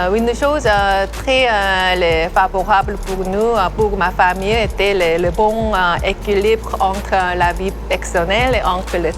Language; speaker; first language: French; non-native, fluent; Korean